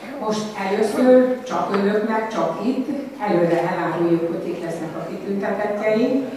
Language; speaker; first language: Hungarian; native; Hungarian